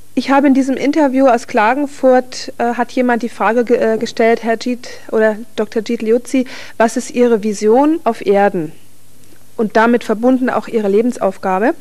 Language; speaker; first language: German; native; German